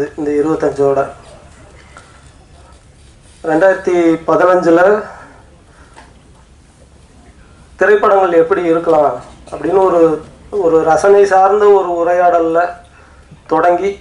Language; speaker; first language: Tamil; native; Tamil